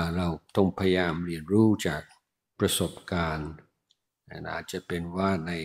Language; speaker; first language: Thai; non-native, fluent; English